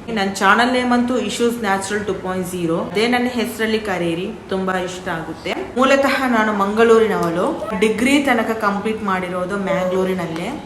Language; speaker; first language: Kannada; non-native, local second language; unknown